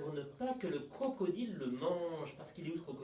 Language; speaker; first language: French; native; French